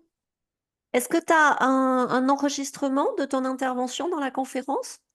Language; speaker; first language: French; native; French